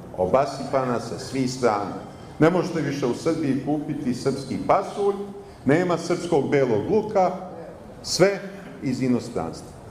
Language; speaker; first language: Bosnian; native; Bosnian